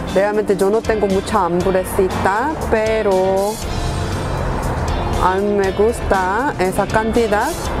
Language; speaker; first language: Spanish; non-native, learner; Korean